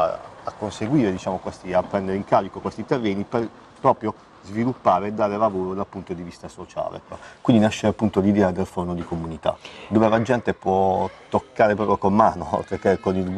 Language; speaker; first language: Italian; native; Italian